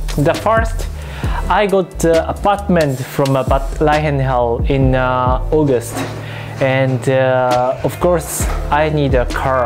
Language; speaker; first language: English; non-native, learner; Japanese